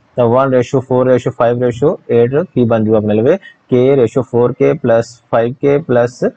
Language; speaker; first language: Hindi; non-native, local second language; Punjabi